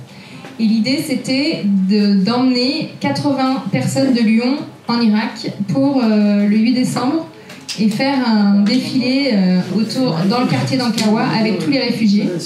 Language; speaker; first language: French; native; French